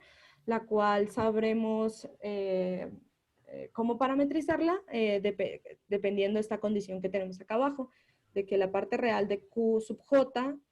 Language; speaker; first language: Spanish; native; Spanish